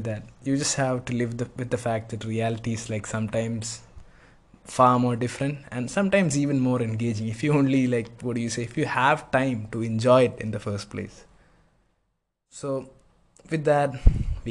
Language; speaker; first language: English; non-native, local second language; Malayalam